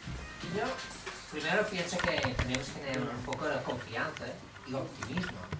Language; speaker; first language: Spanish; non-native, fluent; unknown